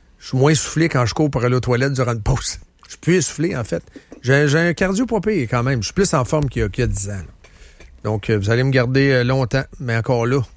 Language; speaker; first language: French; native; French